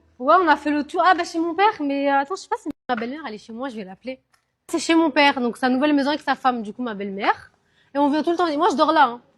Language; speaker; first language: French; early bilingual, other home language; Arabic